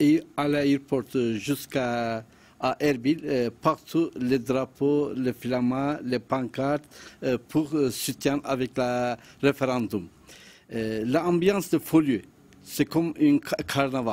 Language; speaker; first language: French; non-native, learner; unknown